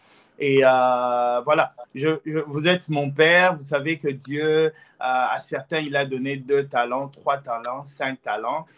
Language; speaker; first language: French; non-native, local second language; Lingala